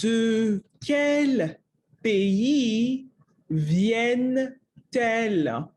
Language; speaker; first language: French; non-native, learner; English